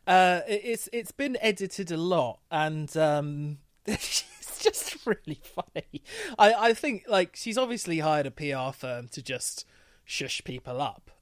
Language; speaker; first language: English; native; English